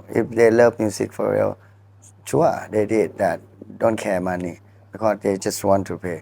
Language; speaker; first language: English; non-native, learner; Thai